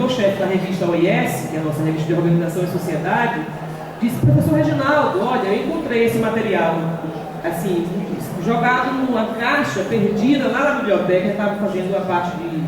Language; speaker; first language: Portuguese; native; Portuguese